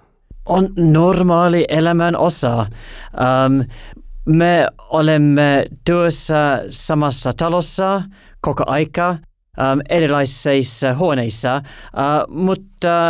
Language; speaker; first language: Finnish; non-native, learner; English